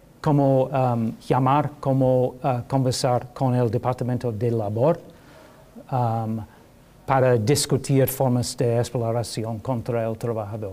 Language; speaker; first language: Spanish; non-native, learner; English